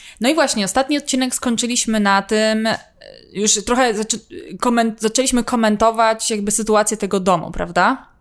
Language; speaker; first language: Polish; native; Polish